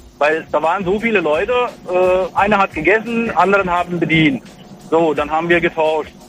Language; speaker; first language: German; non-native, fluent; Hungarian